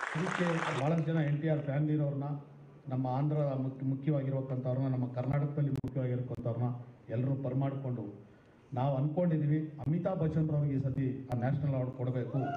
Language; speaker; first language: Kannada; non-native, local second language; Telugu